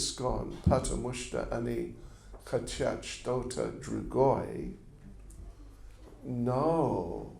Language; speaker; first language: Russian; non-native, learner; English